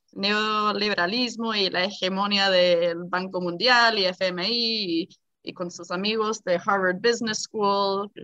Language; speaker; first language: Spanish; non-native, fluent; English